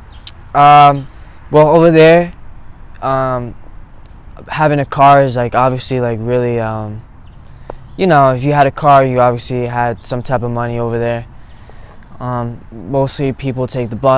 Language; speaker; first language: English; native; English